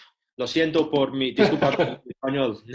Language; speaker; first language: Spanish; non-native, learner; English